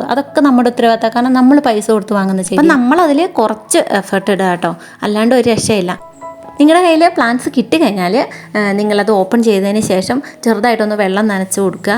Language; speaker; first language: Malayalam; native; Malayalam